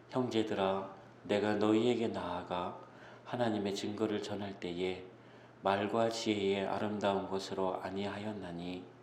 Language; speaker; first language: Korean; native; Korean